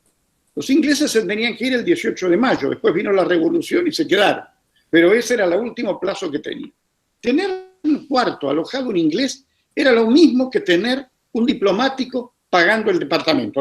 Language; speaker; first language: Spanish; native; Spanish